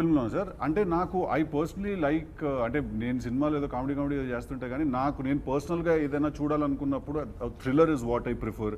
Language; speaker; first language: Telugu; native; Telugu